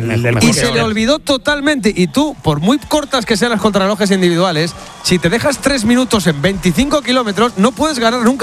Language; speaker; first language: Spanish; native; Spanish